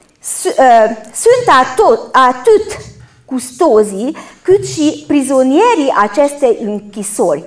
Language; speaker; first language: Romanian; non-native, local second language; Hungarian